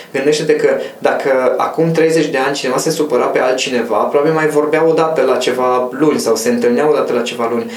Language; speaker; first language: Romanian; non-native, local second language; Hungarian